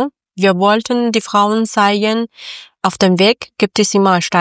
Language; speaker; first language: German; non-native, learner; Persian